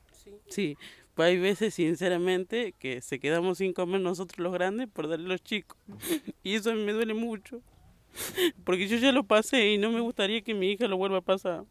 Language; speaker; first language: Spanish; native; Spanish